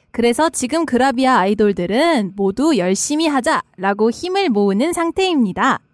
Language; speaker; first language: Korean; non-native, learner; Japanese